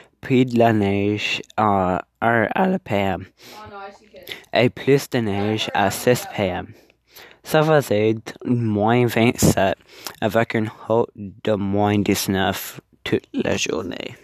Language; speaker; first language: French; non-native, learner; English